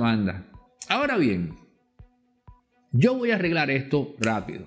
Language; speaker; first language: Spanish; native; Spanish